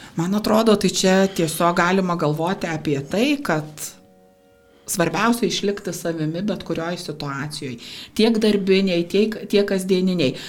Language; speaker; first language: Lithuanian; native; Lithuanian